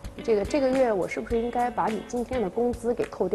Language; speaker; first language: Chinese; native; Chinese